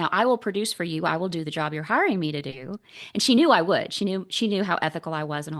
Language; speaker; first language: English; native; English